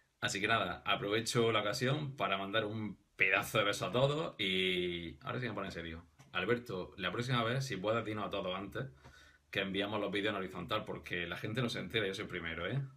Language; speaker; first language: Spanish; native; Spanish